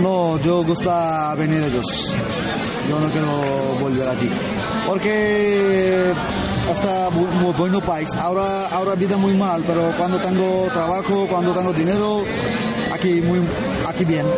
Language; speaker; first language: Spanish; non-native, learner; Bangla